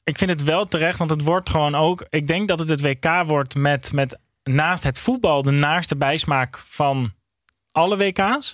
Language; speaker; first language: Dutch; native; Dutch